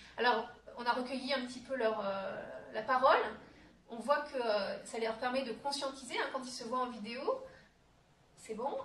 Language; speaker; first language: French; native; French